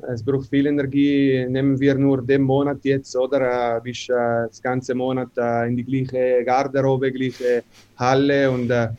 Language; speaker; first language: German; non-native, local second language; Italian